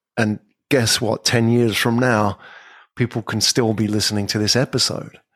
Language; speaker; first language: English; native; English